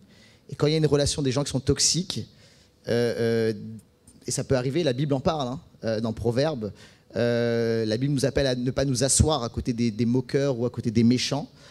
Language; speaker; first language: French; native; French